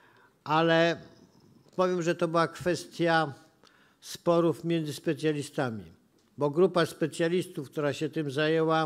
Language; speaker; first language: Polish; native; Polish